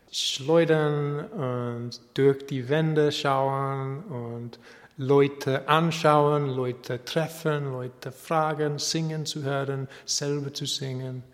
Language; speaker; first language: German; non-native, fluent; English